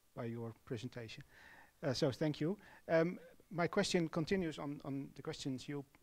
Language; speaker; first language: English; non-native, fluent; Dutch